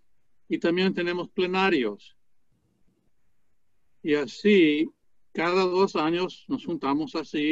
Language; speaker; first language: Spanish; non-native, fluent; English